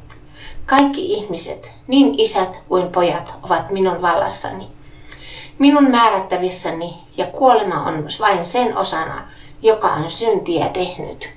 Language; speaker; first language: Finnish; native; Finnish